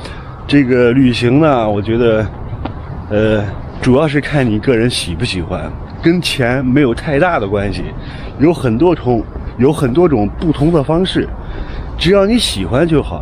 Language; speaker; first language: Chinese; native; Chinese